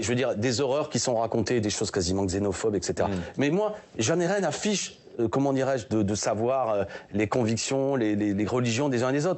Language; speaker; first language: French; native; French